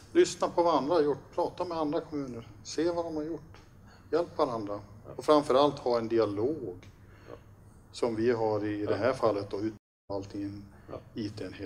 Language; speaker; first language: Swedish; native; Swedish